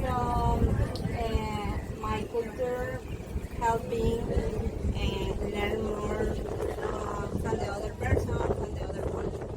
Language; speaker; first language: English; non-native, learner; Spanish